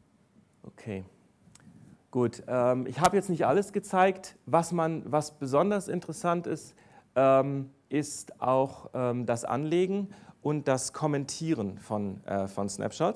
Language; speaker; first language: German; native; German